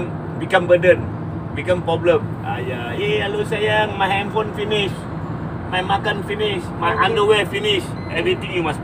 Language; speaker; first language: English; non-native, local second language; Malay